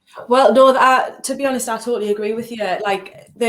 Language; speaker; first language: English; native; English